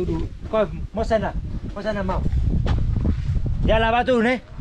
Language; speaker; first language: Portuguese; non-native, learner; Vietnamese